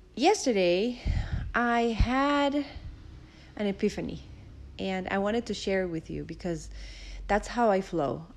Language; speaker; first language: English; non-native, fluent; Spanish